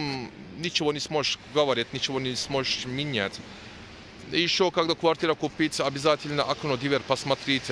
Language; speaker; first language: Russian; non-native, learner; Turkish